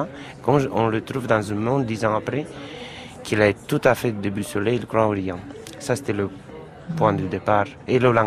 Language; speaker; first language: French; non-native, fluent; Romanian